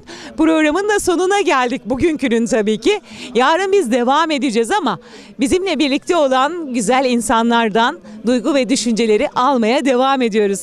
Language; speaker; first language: Turkish; native; Turkish